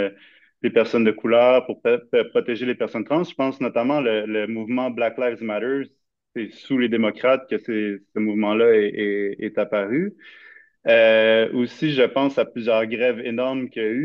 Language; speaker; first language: French; native; French